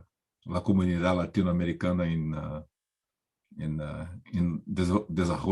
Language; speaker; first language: Spanish; non-native, learner; Portuguese